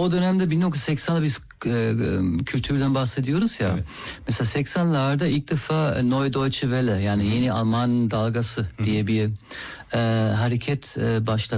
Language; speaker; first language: Turkish; non-native, fluent; German